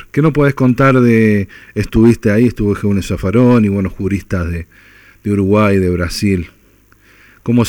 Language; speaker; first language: Spanish; native; Spanish